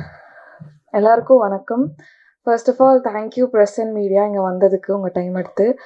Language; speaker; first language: Tamil; non-native, learner; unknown